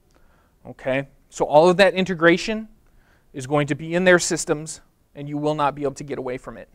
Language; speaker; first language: English; native; English